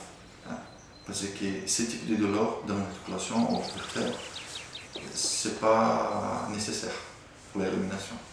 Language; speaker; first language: French; non-native, fluent; Portuguese